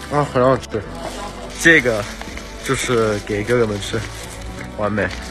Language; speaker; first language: Chinese; non-native, fluent; Thai